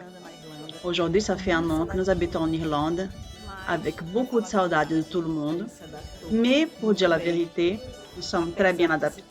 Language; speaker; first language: French; non-native, fluent; Portuguese